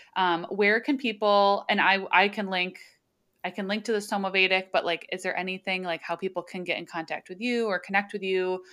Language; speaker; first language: English; early bilingual, other home language; Slovak